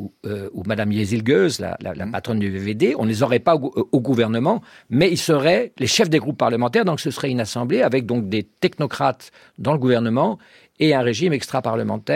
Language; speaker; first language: French; native; French